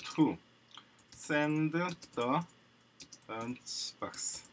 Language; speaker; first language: English; non-native, learner; Korean